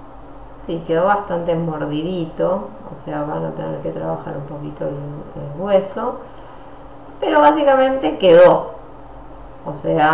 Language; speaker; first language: Spanish; native; Spanish